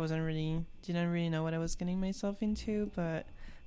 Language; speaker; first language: English; non-native, fluent; French